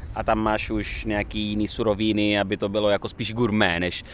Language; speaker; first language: Czech; non-native, fluent; Italian